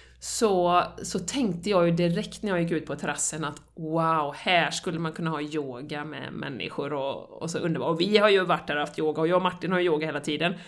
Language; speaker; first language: Swedish; native; Swedish